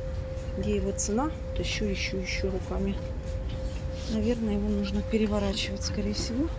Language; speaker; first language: Russian; native; Russian